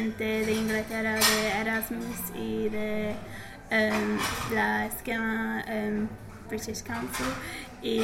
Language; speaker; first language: Spanish; non-native, learner; English